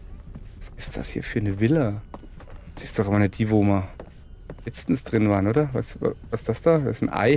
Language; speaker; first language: German; native; German